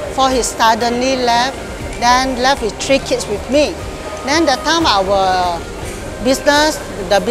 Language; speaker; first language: English; non-native, local second language; Min Nan Chinese